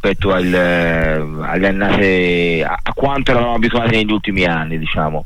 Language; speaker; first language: Italian; native; Italian